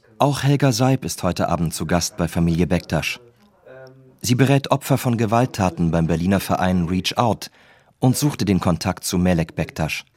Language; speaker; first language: German; native; German